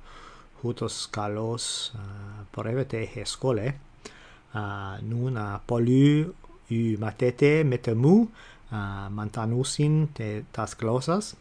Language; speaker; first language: Greek; non-native, fluent; English